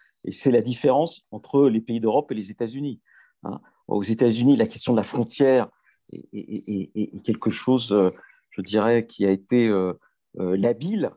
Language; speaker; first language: French; native; French